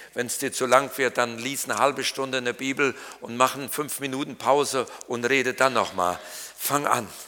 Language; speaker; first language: German; native; German